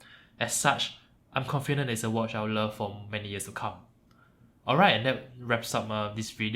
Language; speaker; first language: English; native; English